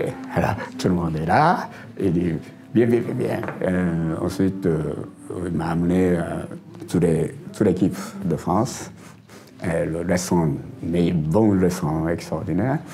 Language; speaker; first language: French; non-native, learner; Japanese